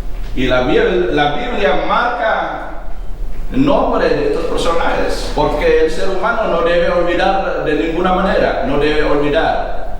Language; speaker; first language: Spanish; non-native, fluent; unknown